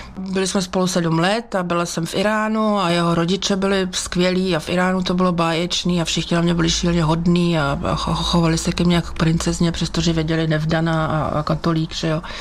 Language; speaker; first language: Czech; native; Czech